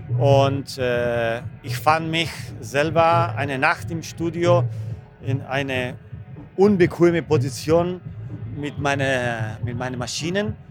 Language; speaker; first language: German; non-native, learner; Spanish